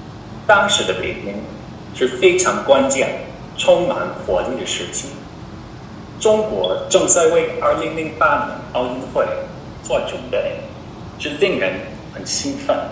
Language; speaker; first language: Chinese; non-native, fluent; English